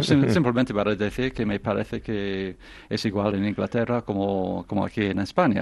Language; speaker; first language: Spanish; non-native, fluent; English